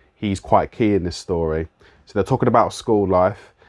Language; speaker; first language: English; native; English